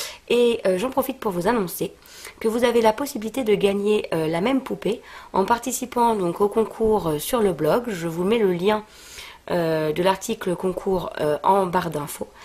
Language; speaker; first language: French; native; French